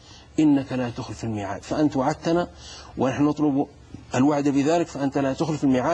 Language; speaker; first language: Arabic; native; Arabic